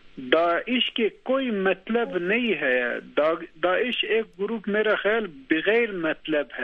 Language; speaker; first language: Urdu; non-native, learner; Turkish